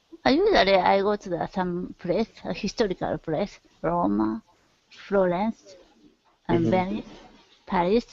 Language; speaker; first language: English; non-native, learner; Japanese